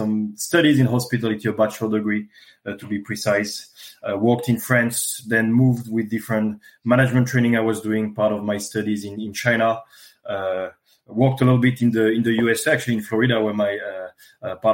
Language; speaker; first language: English; non-native, fluent; French